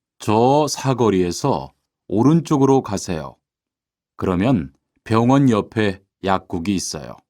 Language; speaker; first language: Korean; native; Korean